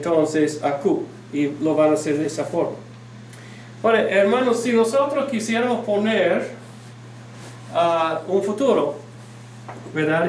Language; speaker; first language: Spanish; non-native, fluent; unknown